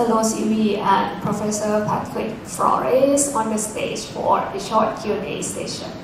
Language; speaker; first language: English; non-native, fluent; Thai